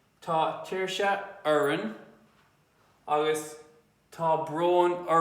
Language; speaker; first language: Irish; non-native, fluent; English